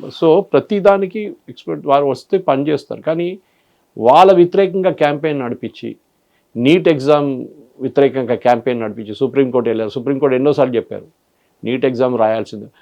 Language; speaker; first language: Telugu; non-native, fluent; Malayalam